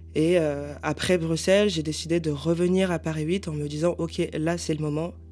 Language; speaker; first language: French; native; French